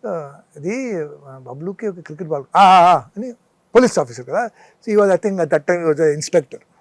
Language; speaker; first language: Telugu; non-native, fluent; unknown